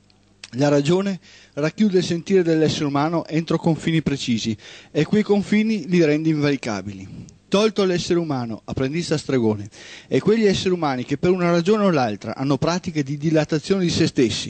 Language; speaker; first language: Italian; native; Italian